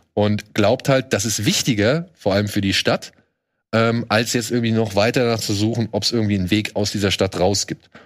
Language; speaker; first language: German; native; German